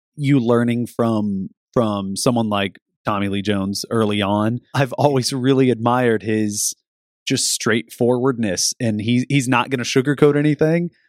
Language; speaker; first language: English; native; English